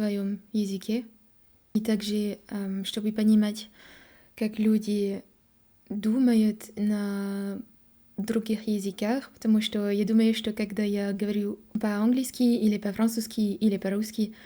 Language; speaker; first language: Russian; non-native, learner; French